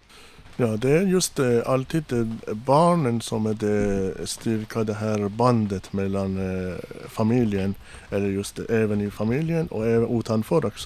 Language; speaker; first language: Swedish; non-native, fluent; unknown